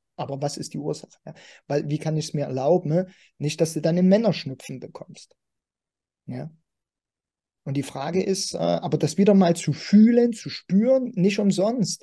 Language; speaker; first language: German; native; German